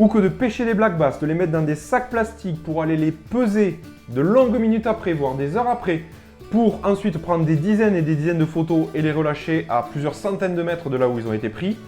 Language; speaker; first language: French; native; French